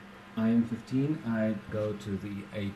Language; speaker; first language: English; non-native, fluent; Polish